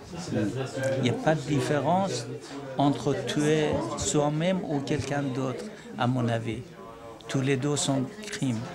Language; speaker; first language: French; non-native, learner; Persian